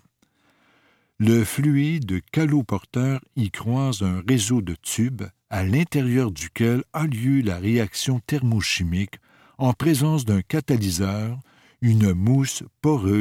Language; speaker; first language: French; native; French